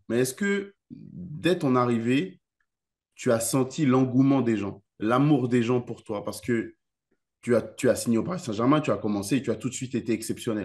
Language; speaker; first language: French; native; French